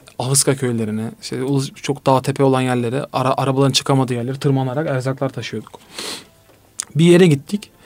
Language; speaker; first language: Turkish; native; Turkish